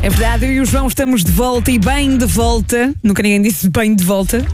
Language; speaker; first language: Portuguese; native; Portuguese